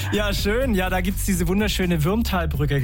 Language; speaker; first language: German; native; German